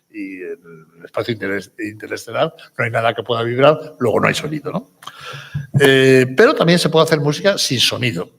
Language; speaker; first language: Spanish; native; Spanish